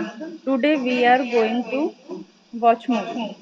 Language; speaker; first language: English; non-native, learner; Hindi